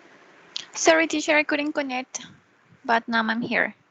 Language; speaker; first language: English; non-native, learner; Spanish